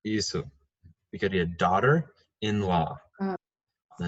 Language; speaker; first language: Portuguese; non-native, fluent; English